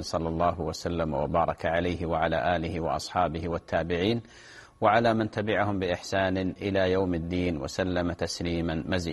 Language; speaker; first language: Arabic; native; Arabic